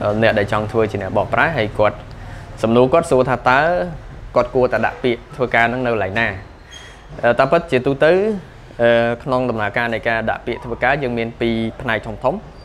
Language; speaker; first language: Khmer; native; Khmer